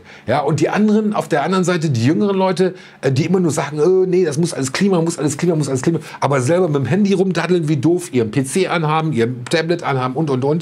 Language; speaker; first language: German; native; German